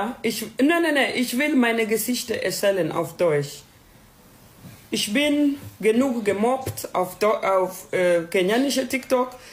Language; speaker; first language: German; non-native, learner; Swahili